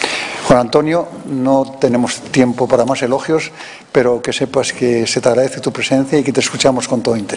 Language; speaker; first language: Spanish; native; Spanish